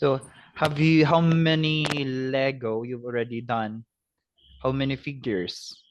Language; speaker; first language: English; non-native, fluent; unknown